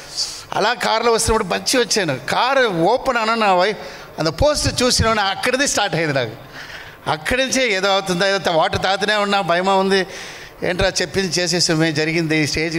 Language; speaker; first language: Telugu; non-native, learner; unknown